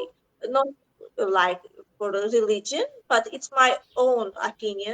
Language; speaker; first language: English; non-native, learner; Azerbaijani